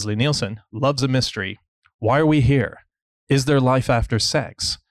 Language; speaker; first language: English; native; English